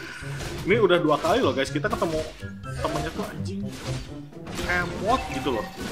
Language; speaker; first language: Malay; non-native, local second language; Sundanese